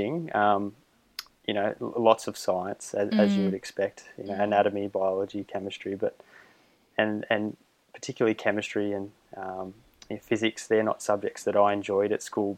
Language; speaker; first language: English; native; English